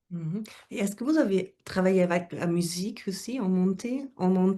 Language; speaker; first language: French; non-native, fluent; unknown